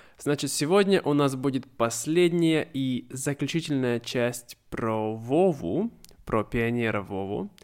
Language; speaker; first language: Russian; native; Russian